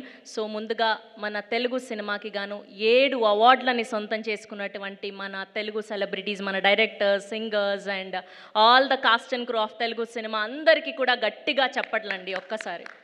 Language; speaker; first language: Telugu; native; Telugu